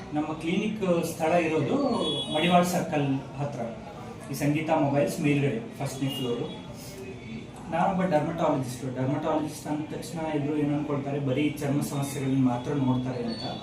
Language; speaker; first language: Kannada; native; Kannada